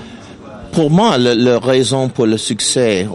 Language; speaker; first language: French; non-native, learner; English